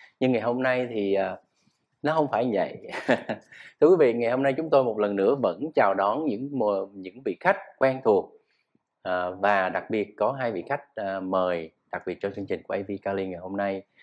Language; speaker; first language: Vietnamese; native; Vietnamese